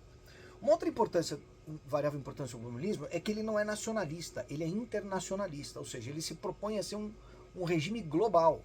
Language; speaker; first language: Portuguese; native; Portuguese